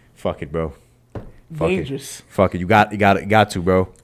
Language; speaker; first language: English; native; English